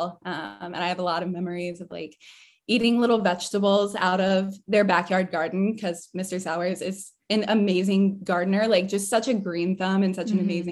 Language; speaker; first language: English; native; English